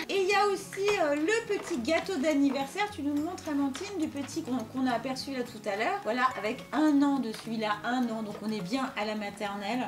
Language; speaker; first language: French; native; French